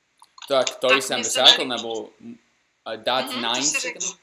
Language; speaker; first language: Czech; non-native, learner; English